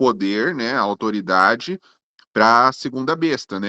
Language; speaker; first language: Portuguese; native; Portuguese